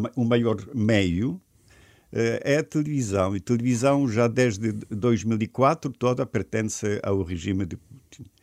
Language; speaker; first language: Portuguese; non-native, fluent; Ukrainian